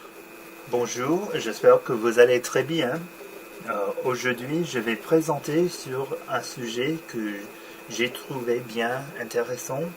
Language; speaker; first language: French; non-native, learner; English